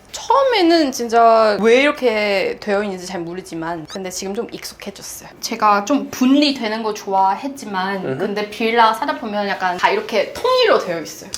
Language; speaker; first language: Korean; non-native, fluent; Cantonese